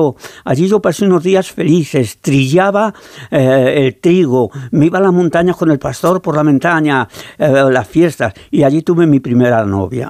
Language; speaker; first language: Spanish; native; Spanish